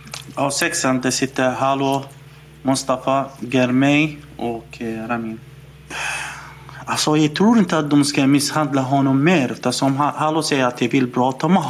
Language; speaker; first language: Swedish; non-native, learner; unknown